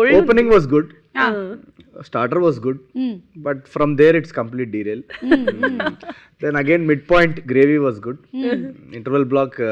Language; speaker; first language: Telugu; native; Telugu